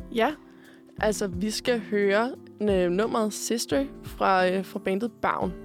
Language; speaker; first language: Danish; native; Danish